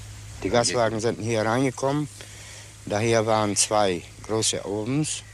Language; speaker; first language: German; non-native, learner; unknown